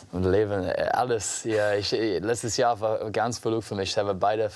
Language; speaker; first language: German; non-native, learner; English